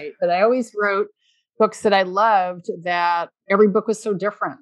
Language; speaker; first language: English; native; English